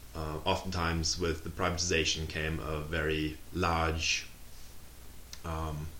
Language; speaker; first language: English; non-native, fluent; German